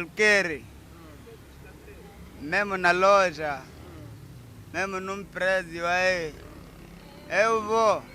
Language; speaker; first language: Portuguese; non-native, local second language; Makhuwa